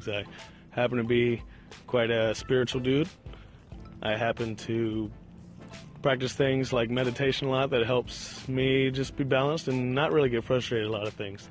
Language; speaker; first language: English; native; English